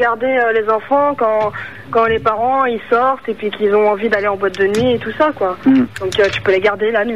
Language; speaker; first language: French; native; French